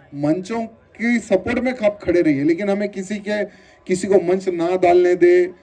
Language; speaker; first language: Hindi; non-native, local second language; Telugu